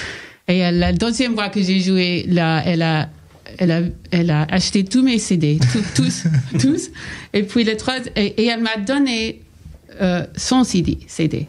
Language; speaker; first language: French; non-native, learner; English